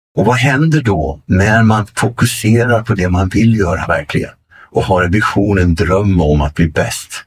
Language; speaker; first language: Swedish; native; Swedish